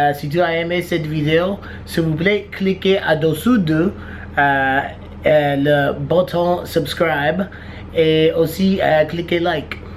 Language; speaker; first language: French; non-native, learner; English